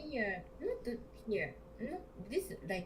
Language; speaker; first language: English; non-native, learner; Japanese